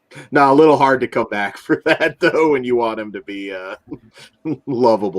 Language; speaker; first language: English; native; English